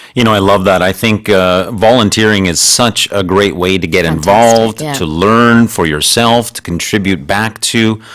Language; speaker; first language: English; native; English